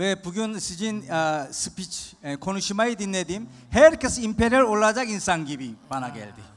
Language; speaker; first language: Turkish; non-native, fluent; Korean